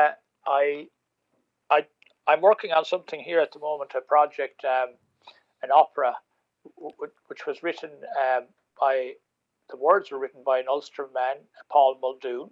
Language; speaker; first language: English; native; English